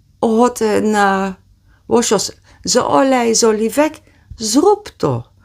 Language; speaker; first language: Polish; non-native, learner; Dutch